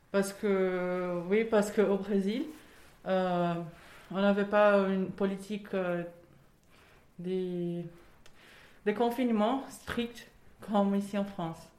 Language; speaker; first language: French; non-native, learner; Portuguese